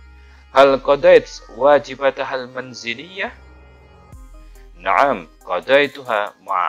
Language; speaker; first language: Arabic; non-native, fluent; Indonesian